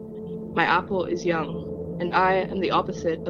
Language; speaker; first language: English; non-native, local second language; Filipino